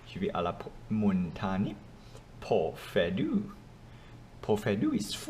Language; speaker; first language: French; non-native, learner; English